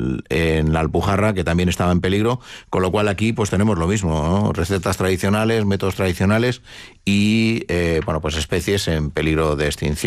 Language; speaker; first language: Spanish; native; Spanish